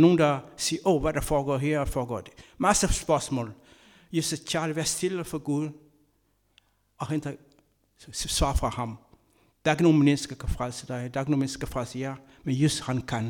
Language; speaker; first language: Danish; non-native, fluent; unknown